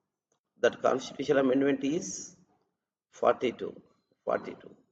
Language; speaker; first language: English; non-native, local second language; Telugu